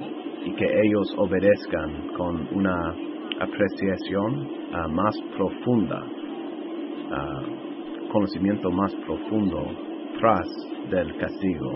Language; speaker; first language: Spanish; non-native, fluent; English